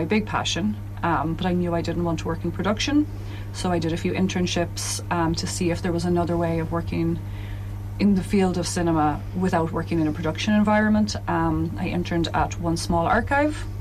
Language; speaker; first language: English; native; English